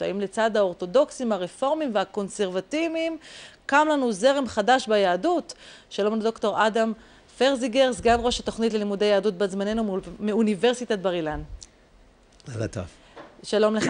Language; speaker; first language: Hebrew; native; Hebrew